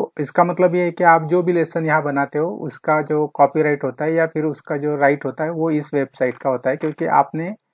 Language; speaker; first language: Hindi; non-native, local second language; Marathi